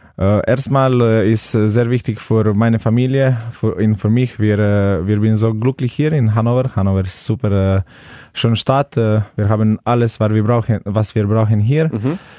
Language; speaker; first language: German; non-native, learner; Slovenian